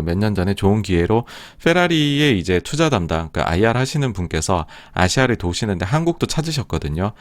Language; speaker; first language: Korean; native; Korean